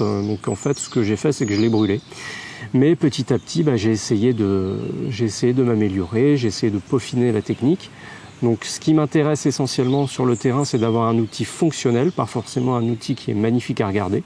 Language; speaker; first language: French; native; French